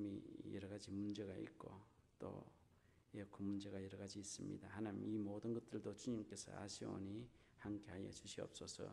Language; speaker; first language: Korean; native; Korean